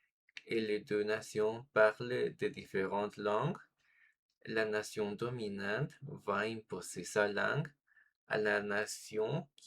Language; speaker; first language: French; non-native, fluent; Spanish